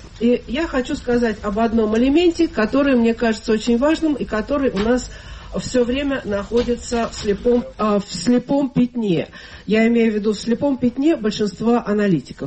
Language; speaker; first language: Russian; native; Russian